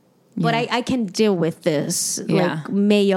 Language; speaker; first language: English; non-native, fluent; Portuguese